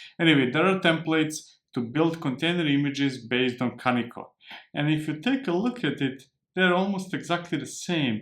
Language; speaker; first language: English; non-native, fluent; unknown